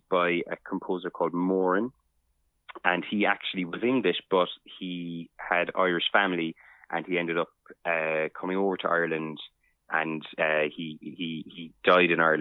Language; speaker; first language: English; native; English